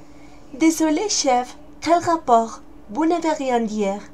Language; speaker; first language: French; non-native, learner; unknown